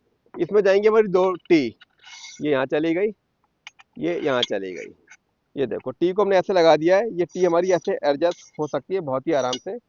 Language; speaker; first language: Hindi; native; Hindi